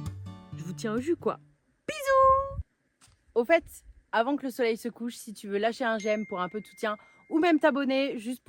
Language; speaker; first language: French; native; French